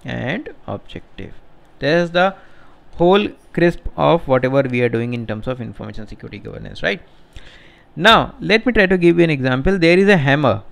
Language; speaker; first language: English; non-native, local second language; Hindi